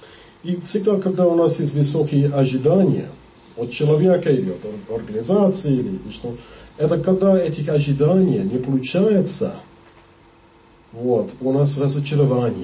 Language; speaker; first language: Russian; non-native, learner; English